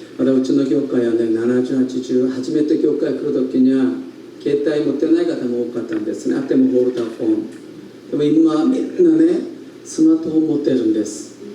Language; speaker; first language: Japanese; non-native, fluent; Korean